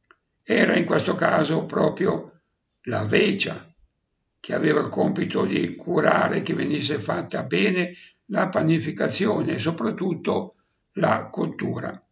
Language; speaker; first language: Italian; native; Italian